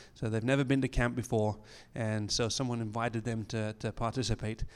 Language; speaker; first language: English; native; English